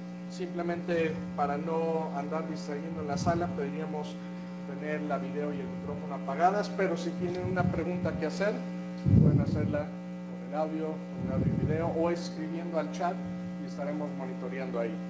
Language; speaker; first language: Spanish; native; Spanish